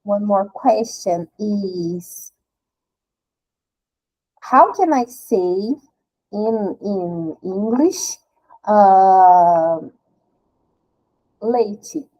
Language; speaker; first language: English; non-native, fluent; Portuguese